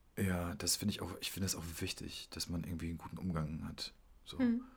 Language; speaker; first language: German; early bilingual, other home language; Polish